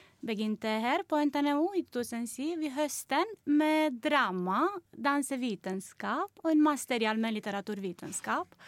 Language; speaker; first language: Norwegian; non-native, learner; Romanian